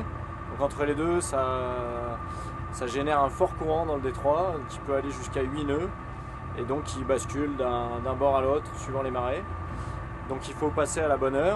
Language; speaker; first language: French; native; French